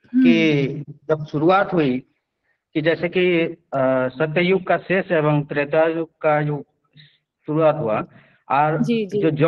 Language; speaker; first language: Hindi; non-native, local second language; Odia